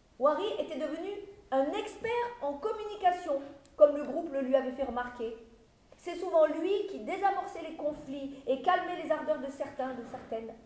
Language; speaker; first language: French; native; French